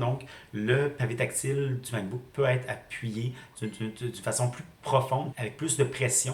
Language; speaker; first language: French; native; French